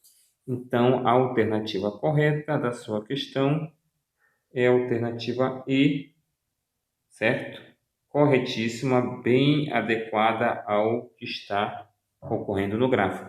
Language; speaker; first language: Portuguese; native; Portuguese